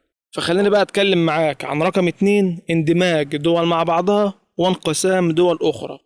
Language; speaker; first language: Arabic; native; Arabic